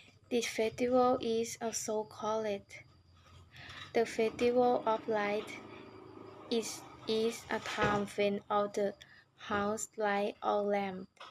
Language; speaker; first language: English; non-native, learner; Thai